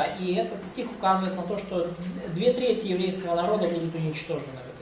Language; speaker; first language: Russian; native; Russian